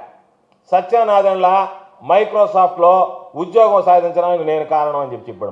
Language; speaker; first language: Telugu; native; Telugu